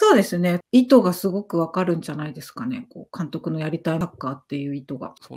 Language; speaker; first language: Japanese; native; Japanese